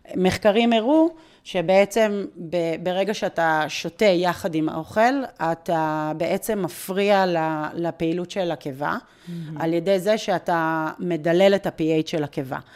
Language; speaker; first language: Hebrew; native; Hebrew